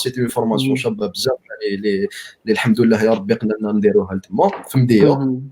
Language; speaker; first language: Arabic; native; Arabic